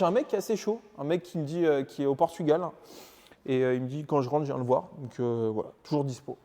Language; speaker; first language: French; native; French